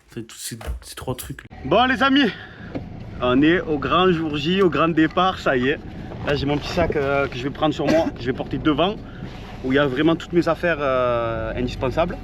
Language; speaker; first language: French; native; French